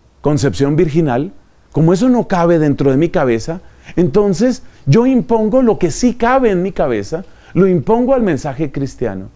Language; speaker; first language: Spanish; native; Spanish